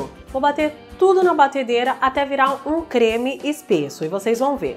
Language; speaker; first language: Portuguese; native; Portuguese